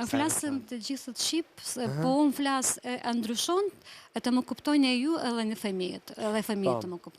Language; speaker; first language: Albanian; early bilingual, heritage; Albanian